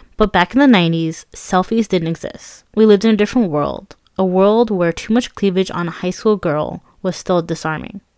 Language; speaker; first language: English; early bilingual, other home language; Persian